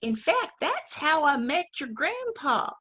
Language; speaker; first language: English; native; English